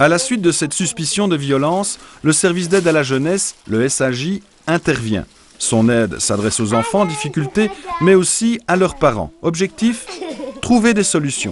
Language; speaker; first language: French; native; French